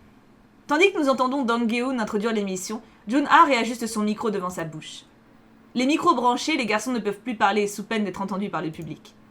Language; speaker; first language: French; native; French